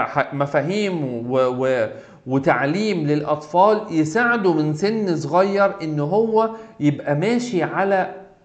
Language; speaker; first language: Arabic; native; Arabic